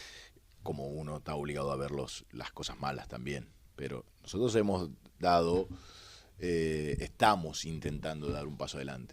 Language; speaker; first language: Spanish; native; Spanish